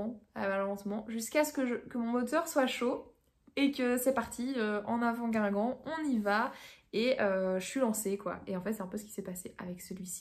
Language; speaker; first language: French; native; French